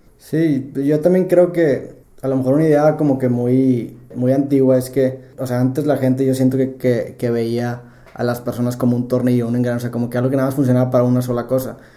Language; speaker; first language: Spanish; native; Spanish